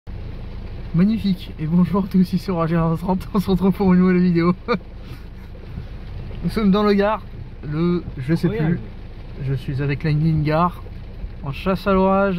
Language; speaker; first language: French; native; French